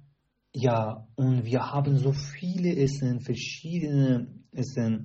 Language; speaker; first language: German; non-native, learner; Persian